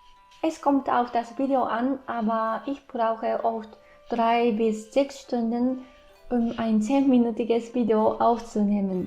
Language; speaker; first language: German; non-native, fluent; Japanese